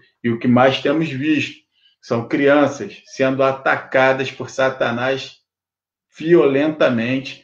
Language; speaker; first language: Portuguese; native; Portuguese